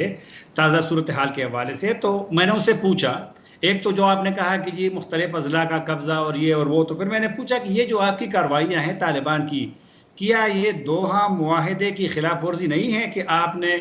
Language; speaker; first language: Hindi; non-native, local second language; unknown